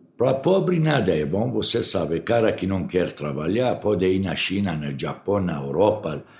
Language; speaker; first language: Portuguese; non-native, fluent; Arabic